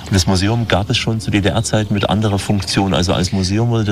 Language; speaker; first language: German; native; German